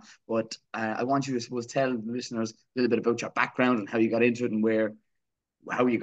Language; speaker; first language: English; native; English